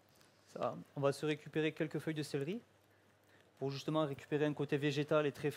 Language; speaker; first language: French; native; French